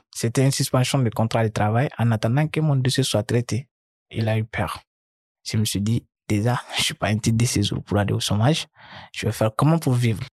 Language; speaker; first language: French; non-native, local second language; Fula